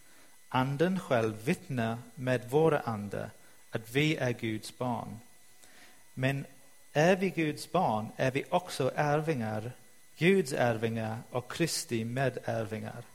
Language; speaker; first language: Swedish; non-native, fluent; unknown